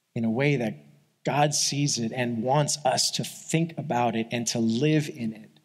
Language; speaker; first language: English; native; English